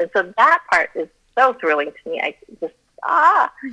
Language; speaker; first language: English; early bilingual, other home language; Chinese